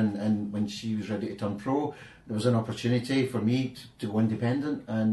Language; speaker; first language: English; native; English